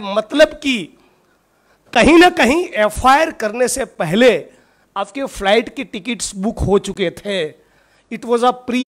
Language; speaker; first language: Hindi; non-native, local second language; Gujarati